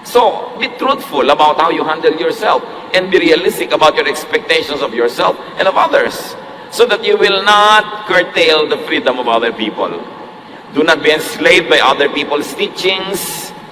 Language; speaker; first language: English; non-native, local second language; Filipino